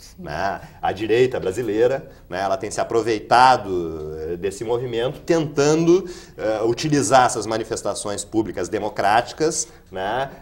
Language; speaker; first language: Portuguese; native; Portuguese